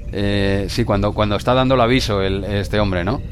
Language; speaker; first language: Spanish; native; Spanish